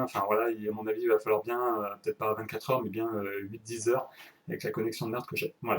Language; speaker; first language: French; native; French